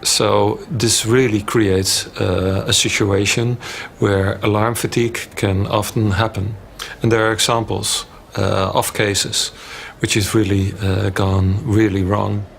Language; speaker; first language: English; non-native, fluent; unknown